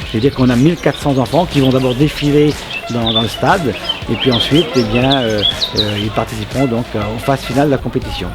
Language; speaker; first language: French; native; French